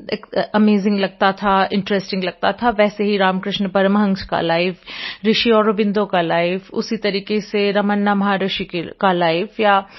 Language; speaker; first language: Hindi; non-native, local second language; Bangla